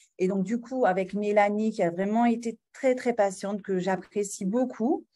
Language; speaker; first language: French; non-native, local second language; Arabic